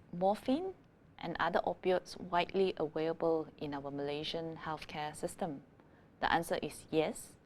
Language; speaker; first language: English; non-native, local second language; Malay